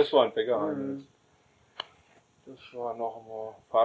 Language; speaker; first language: German; native; German